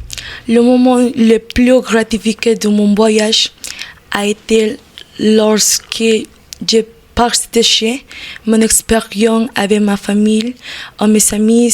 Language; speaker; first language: French; non-native, learner; Spanish